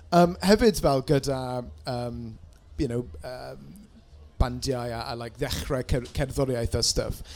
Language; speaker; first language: Welsh; non-native, local second language; English